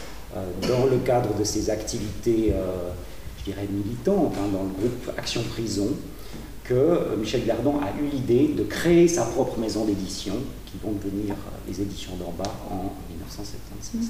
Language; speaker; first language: French; native; French